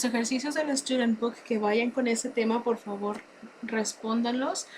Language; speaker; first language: Spanish; native; Spanish